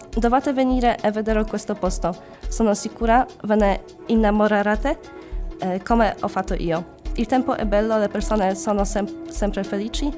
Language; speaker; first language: Italian; non-native, learner; Polish